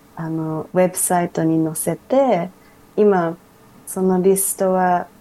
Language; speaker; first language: Japanese; early bilingual, heritage; English